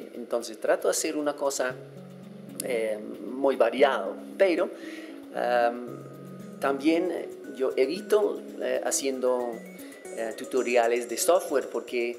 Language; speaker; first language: Spanish; non-native, fluent; English